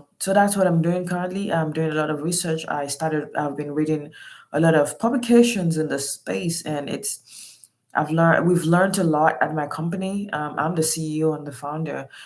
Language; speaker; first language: English; non-native, local second language; Yoruba